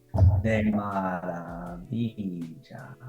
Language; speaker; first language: Spanish; non-native, learner; English